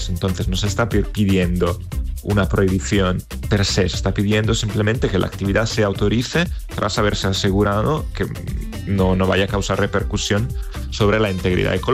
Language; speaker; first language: Spanish; native; Spanish